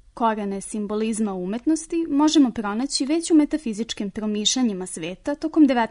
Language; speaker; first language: Serbian; native; Serbian